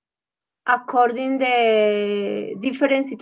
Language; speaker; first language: English; non-native, learner; Spanish